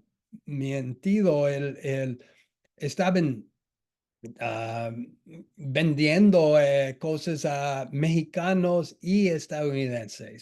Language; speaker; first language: Spanish; non-native, fluent; English